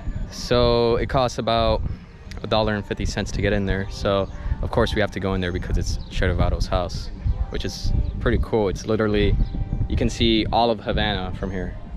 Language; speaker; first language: English; native; English